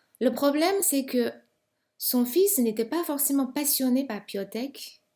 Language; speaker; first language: French; non-native, fluent; Chinese